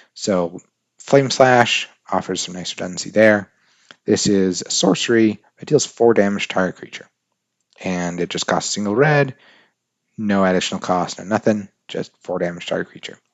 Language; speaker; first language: English; native; English